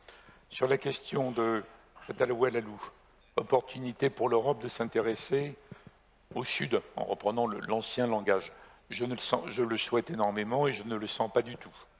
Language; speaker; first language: French; native; French